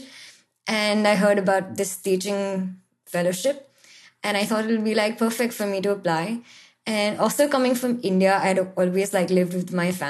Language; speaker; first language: English; non-native, local second language; Marathi